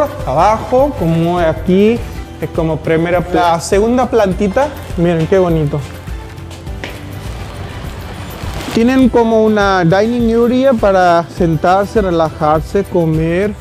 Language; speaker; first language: Spanish; non-native, fluent; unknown